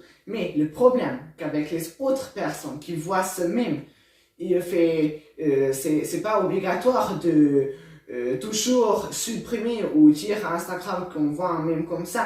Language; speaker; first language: French; non-native, learner; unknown